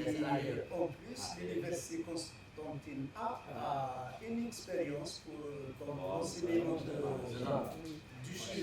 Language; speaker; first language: French; non-native, local second language; Arabic